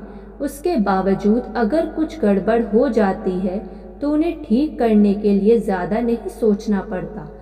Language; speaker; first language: Hindi; native; Hindi